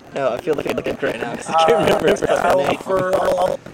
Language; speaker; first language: English; native; English